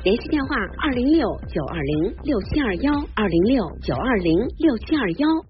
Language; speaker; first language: Chinese; native; Chinese